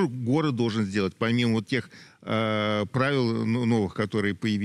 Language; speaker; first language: Russian; native; Russian